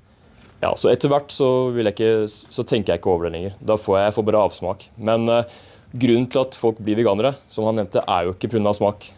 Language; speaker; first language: Norwegian; native; Norwegian